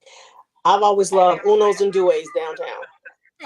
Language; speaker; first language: English; native; English